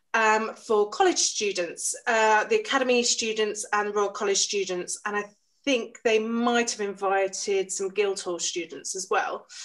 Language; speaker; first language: English; native; English